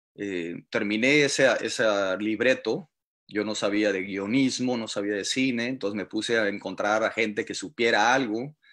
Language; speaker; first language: Spanish; native; Spanish